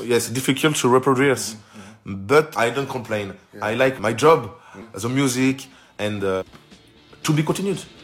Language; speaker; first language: English; non-native, learner; French